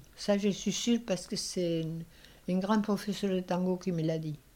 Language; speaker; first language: French; non-native, fluent; Spanish